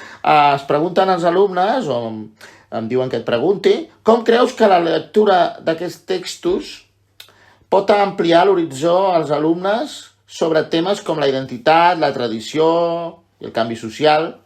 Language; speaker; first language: Catalan; native; Catalan